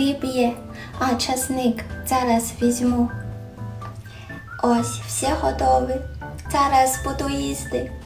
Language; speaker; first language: Ukrainian; non-native, learner; Chinese